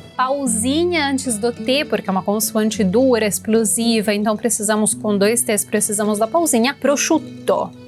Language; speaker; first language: Portuguese; non-native, fluent; Italian